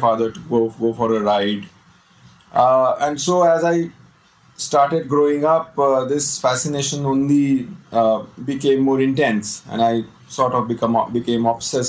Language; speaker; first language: English; non-native, local second language; Hindi